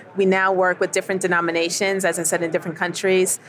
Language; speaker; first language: English; native; English